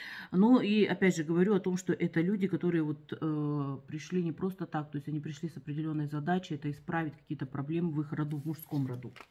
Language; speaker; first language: Russian; native; Russian